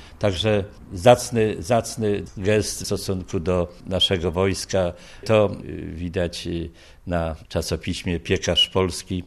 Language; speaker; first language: Polish; native; Polish